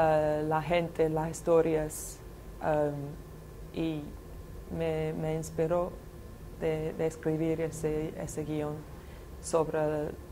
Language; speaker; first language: Spanish; non-native, fluent; English